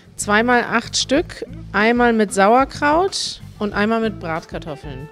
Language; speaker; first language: German; native; German